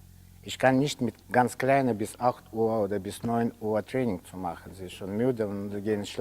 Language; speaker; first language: German; non-native, learner; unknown